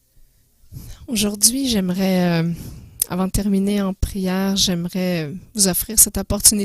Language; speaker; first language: French; non-native, fluent; English